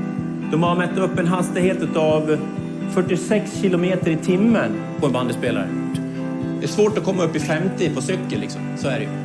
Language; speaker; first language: Swedish; native; Swedish